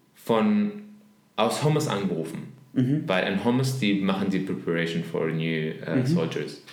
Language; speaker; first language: German; non-native, fluent; Arabic